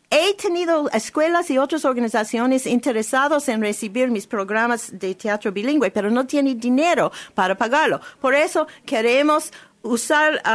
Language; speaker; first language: Spanish; non-native, learner; English